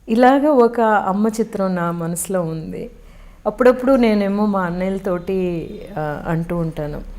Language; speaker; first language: Telugu; native; Telugu